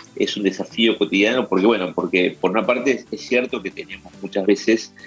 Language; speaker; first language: Spanish; native; Spanish